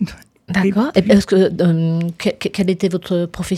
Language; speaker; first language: French; native; French